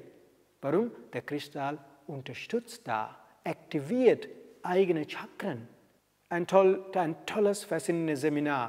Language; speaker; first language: German; non-native, fluent; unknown